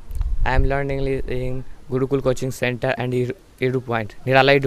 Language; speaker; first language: English; non-native, learner; Hindi